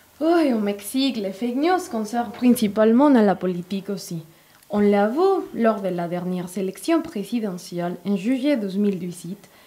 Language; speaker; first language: French; non-native, fluent; Spanish